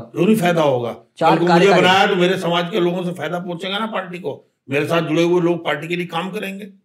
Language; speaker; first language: Hindi; native; Hindi